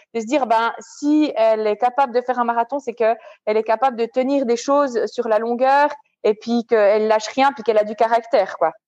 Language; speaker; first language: French; native; French